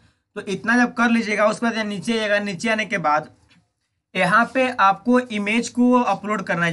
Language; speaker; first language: Hindi; native; Hindi